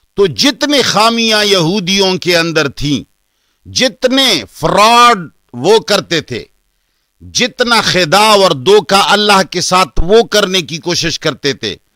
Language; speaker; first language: Urdu; non-native, local second language; Pashto